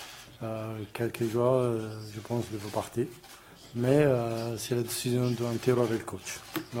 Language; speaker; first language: French; non-native, learner; Arabic